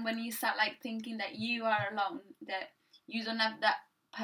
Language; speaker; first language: English; non-native, fluent; Italian